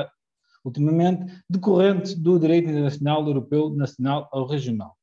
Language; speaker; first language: Portuguese; native; Portuguese